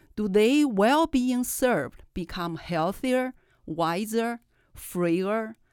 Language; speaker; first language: English; non-native, fluent; Chinese